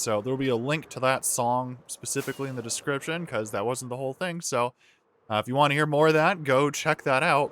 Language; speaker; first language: English; native; English